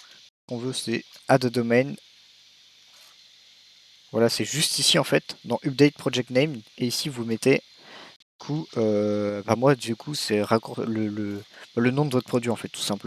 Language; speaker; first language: French; native; French